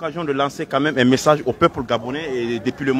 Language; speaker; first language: French; non-native, local second language; Bambara